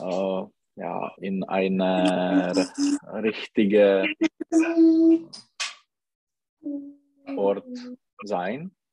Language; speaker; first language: German; non-native, learner; Czech